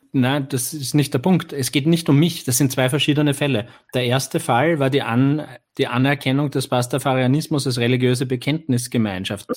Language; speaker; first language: German; native; German